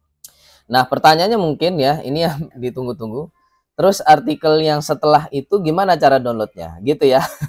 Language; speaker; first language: Indonesian; native; Indonesian